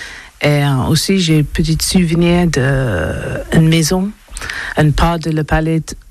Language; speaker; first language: French; non-native, learner; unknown